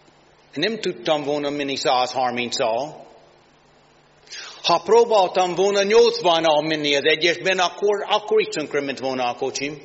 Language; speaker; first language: Hungarian; non-native, learner; English